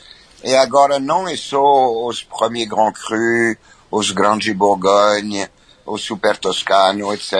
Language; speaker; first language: Portuguese; non-native, fluent; French